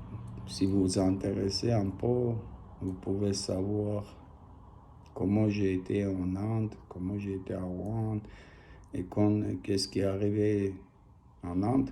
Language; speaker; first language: French; non-native, learner; Armenian